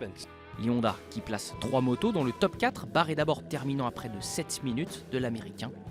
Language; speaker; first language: French; native; French